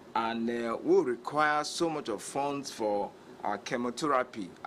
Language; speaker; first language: English; non-native, local second language; Yoruba